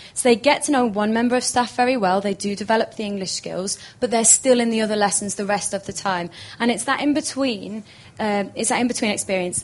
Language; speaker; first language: English; native; English